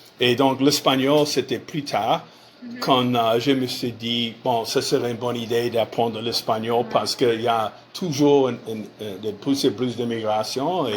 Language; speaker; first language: French; non-native, fluent; English